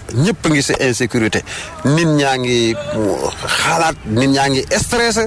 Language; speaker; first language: Wolof; native; Wolof